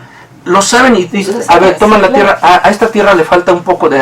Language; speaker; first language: Spanish; native; Spanish